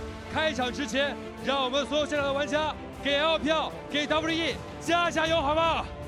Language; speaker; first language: Chinese; native; Chinese